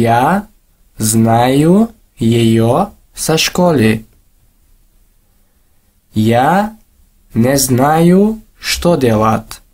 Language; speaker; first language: Russian; non-native, local second language; Tajik